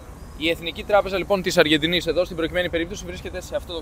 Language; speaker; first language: Greek; native; Greek